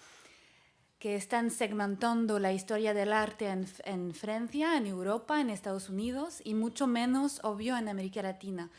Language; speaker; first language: Spanish; non-native, fluent; French